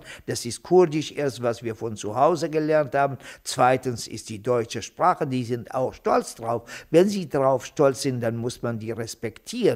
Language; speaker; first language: German; non-native, fluent; Kurdish